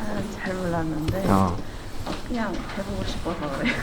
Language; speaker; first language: Korean; non-native, learner; Filipino